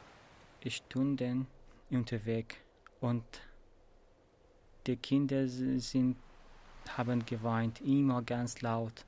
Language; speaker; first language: German; non-native, learner; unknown